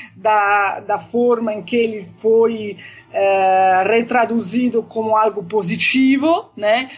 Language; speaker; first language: Portuguese; non-native, fluent; Italian